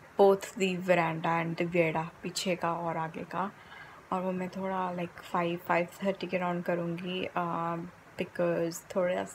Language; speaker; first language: Hindi; native; Hindi